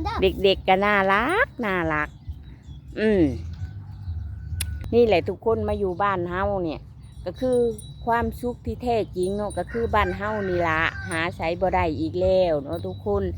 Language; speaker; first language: Thai; non-native, local second language; Lao